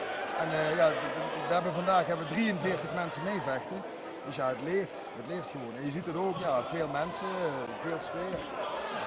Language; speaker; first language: Dutch; native; Dutch